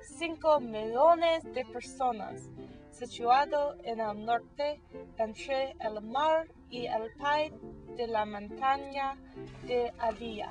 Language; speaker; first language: Spanish; non-native, learner; English